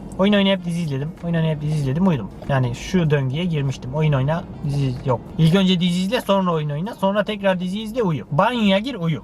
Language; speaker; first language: Turkish; early bilingual, heritage; Turkish